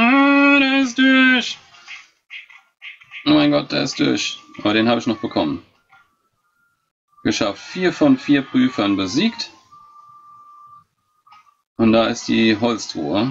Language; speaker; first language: German; native; German